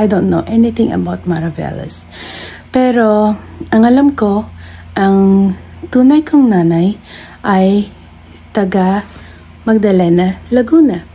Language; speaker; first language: Filipino; non-native, local second language; Iloko